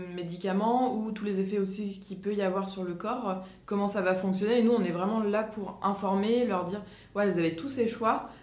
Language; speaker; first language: French; native; French